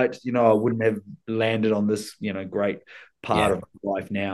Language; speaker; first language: English; native; English